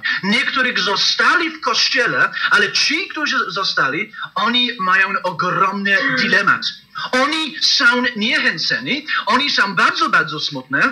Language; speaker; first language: Polish; non-native, fluent; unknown